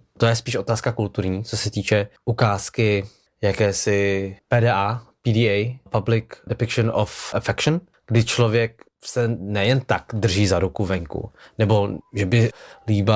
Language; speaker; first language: Czech; early bilingual, other home language; Vietnamese